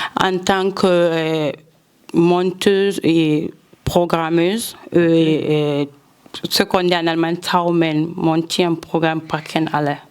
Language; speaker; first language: French; non-native, local second language; Fula